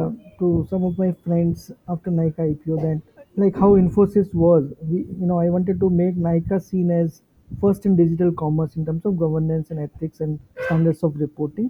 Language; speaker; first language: English; non-native, local second language; Hindi